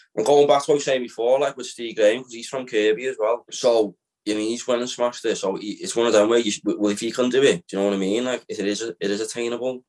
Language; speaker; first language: English; native; English